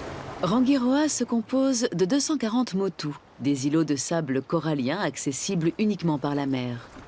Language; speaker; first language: French; native; French